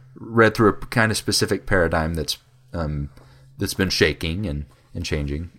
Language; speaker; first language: English; native; English